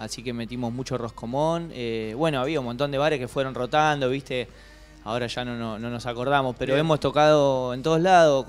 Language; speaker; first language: Spanish; native; Spanish